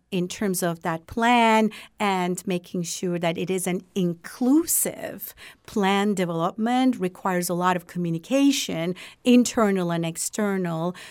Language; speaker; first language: English; non-native, fluent; Turkish